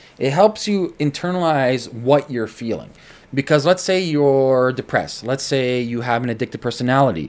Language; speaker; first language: English; native; English